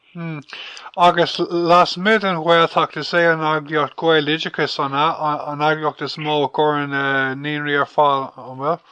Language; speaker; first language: Irish; non-native, local second language; English